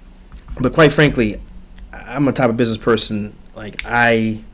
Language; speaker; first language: English; early bilingual, other home language; Haitian Creole